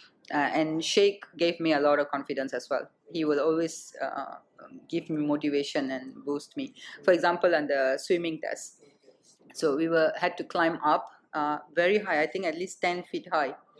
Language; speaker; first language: English; non-native, local second language; Tamil